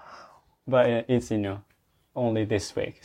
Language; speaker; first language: English; non-native, fluent; Japanese